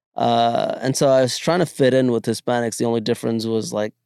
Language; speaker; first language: English; early bilingual, other home language; Malayalam